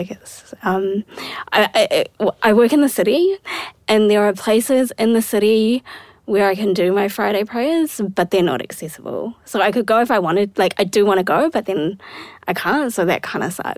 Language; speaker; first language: English; native; English